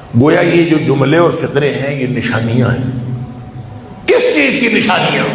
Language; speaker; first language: Urdu; non-native, local second language; Punjabi